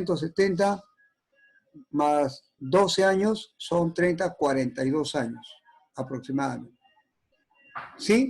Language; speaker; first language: Spanish; native; Spanish